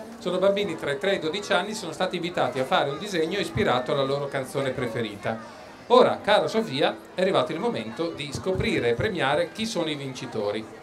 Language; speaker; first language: Italian; native; Italian